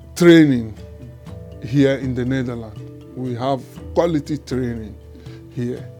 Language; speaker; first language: English; non-native, local second language; Ewe